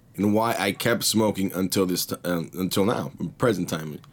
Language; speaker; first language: English; early bilingual, other home language; Spanish